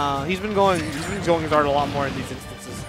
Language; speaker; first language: English; native; English